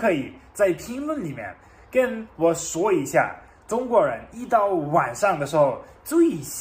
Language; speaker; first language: Chinese; non-native, fluent; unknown